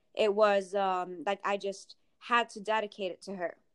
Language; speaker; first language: English; early bilingual, other home language; Italian